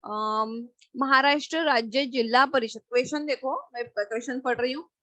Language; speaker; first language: Hindi; non-native, local second language; Marathi